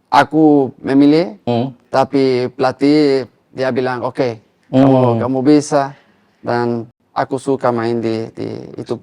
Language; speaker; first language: Indonesian; non-native, learner; Spanish